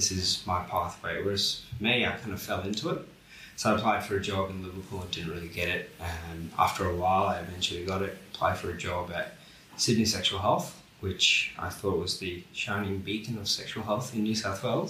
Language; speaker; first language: English; non-native, local second language; Bangla